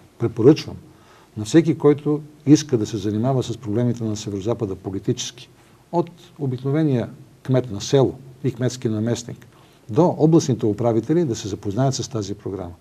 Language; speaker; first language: Bulgarian; native; Bulgarian